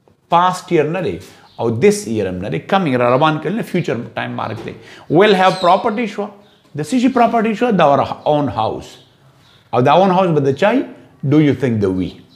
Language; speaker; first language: English; non-native, local second language; Pashto